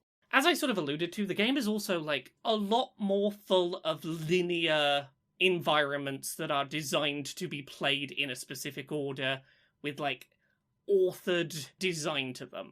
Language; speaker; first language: English; native; English